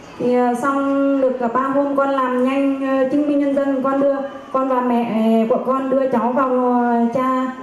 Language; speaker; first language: Vietnamese; native; Vietnamese